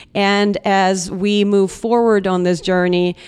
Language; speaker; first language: English; non-native, fluent; Russian